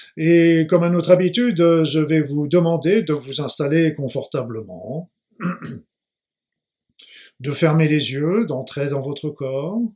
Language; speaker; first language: French; native; French